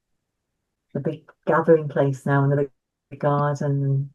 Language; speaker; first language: English; native; English